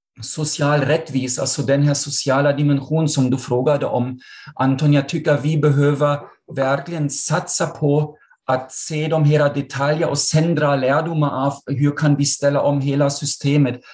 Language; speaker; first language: Swedish; non-native, fluent; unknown